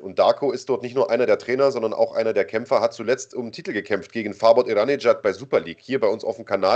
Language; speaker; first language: German; native; German